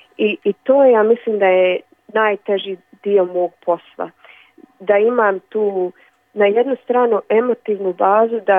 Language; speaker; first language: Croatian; early bilingual, other home language; Bosnian